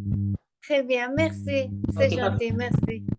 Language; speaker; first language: French; non-native, learner; Persian